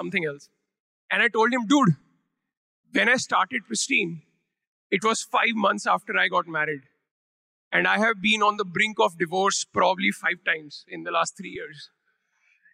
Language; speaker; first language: English; non-native, local second language; Punjabi